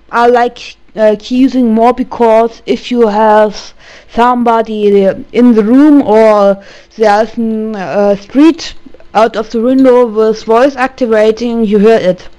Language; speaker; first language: English; non-native, learner; German